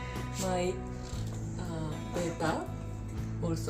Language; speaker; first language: English; non-native, learner; Japanese